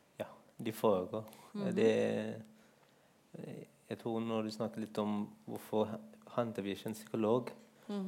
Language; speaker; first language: Norwegian; non-native, fluent; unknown